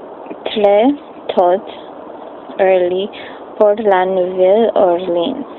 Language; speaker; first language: French; non-native, learner; English